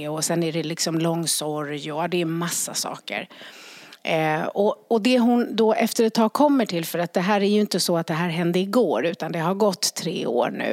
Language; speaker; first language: Swedish; native; Swedish